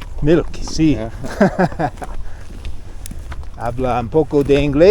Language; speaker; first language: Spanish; non-native, learner; English